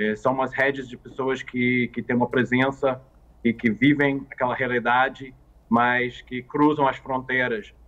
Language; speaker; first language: Portuguese; non-native, fluent; English